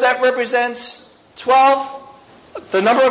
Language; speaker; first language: English; native; English